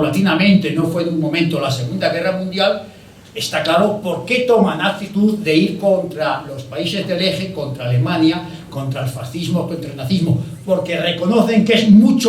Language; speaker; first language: Spanish; native; Spanish